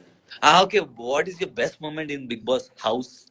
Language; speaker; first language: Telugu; non-native, learner; Hindi